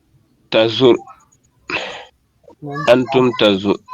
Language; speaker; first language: Arabic; non-native, learner; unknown